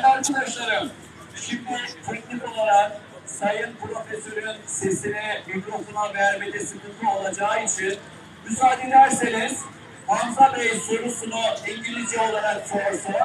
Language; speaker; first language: Turkish; native; Turkish